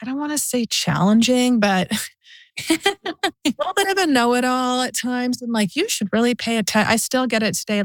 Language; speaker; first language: English; native; English